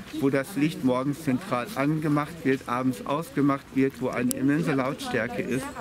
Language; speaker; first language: German; native; German